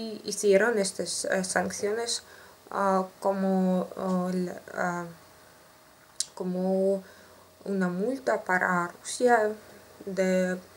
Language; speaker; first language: Spanish; non-native, learner; Russian